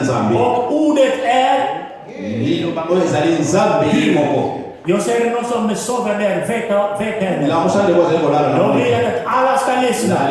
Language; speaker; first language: Swedish; non-native, fluent; Lingala